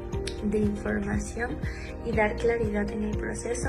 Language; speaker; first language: Spanish; native; Spanish